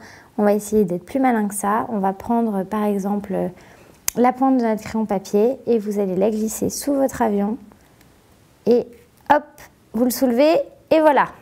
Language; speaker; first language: French; native; French